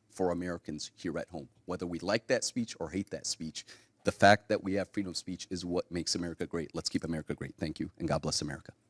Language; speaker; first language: English; native; English